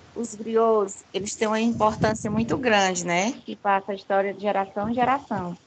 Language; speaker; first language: Portuguese; native; Portuguese